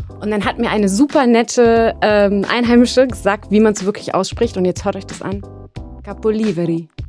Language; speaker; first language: German; native; German